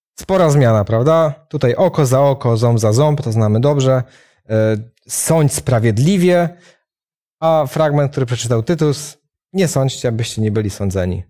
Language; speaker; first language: Polish; native; Polish